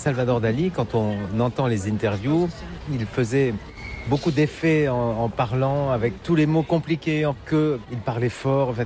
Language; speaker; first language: French; native; French